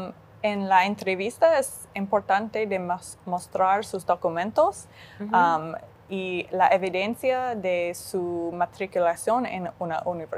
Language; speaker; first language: Spanish; non-native, fluent; English